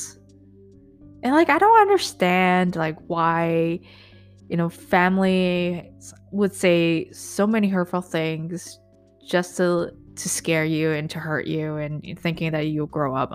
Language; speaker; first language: English; native; English